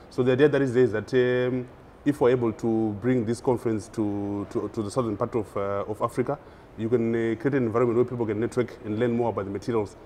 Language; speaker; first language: English; non-native, local second language; Shona